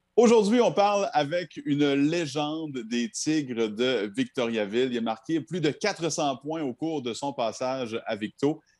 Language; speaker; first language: French; native; French